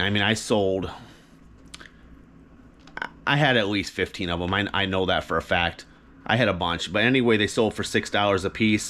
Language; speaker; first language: English; native; English